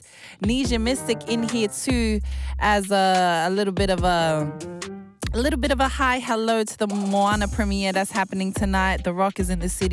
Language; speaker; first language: English; native; English